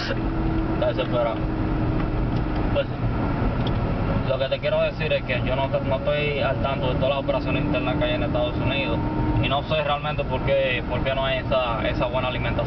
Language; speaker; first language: Spanish; native; Spanish